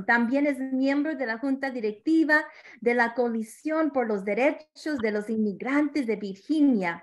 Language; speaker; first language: Spanish; early bilingual, heritage; Spanish